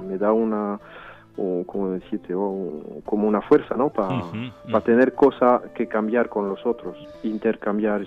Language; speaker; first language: Spanish; early bilingual, heritage; French